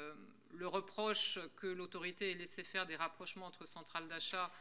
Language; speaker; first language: French; native; French